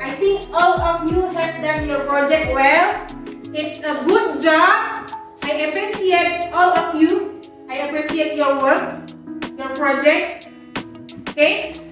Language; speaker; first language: English; non-native, fluent; Indonesian